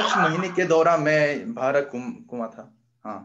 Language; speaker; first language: Hindi; non-native, learner; Korean